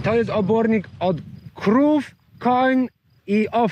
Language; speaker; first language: Polish; non-native, learner; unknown